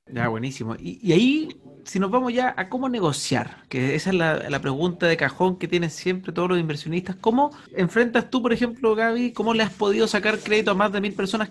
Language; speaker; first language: Spanish; native; Spanish